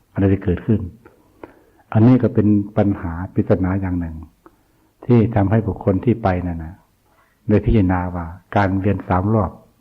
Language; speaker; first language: Thai; non-native, local second language; Northeastern Thai